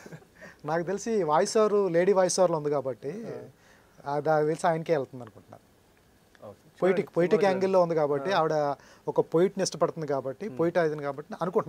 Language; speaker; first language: Telugu; native; Telugu